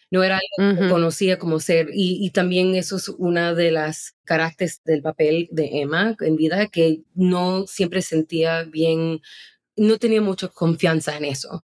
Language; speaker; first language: Spanish; early bilingual, heritage; Spanish